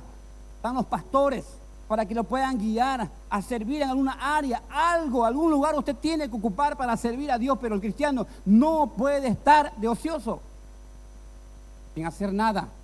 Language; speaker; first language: Spanish; native; Spanish